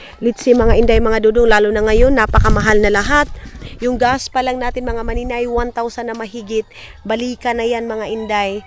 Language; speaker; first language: Filipino; non-native, local second language; Cebuano